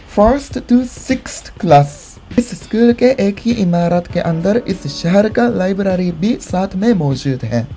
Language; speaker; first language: Hindi; non-native, fluent; Japanese